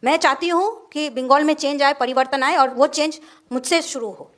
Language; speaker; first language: Hindi; non-native, local second language; Bangla